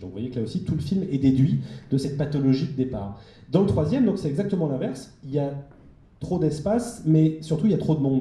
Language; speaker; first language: French; native; French